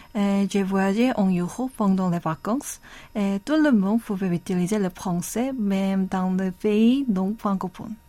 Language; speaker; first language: French; non-native, learner; Korean